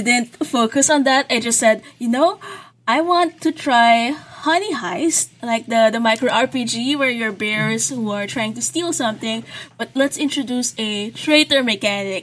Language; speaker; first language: English; non-native, local second language; Filipino